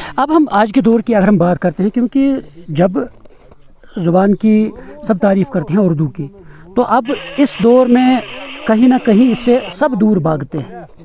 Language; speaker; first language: Urdu; native; Urdu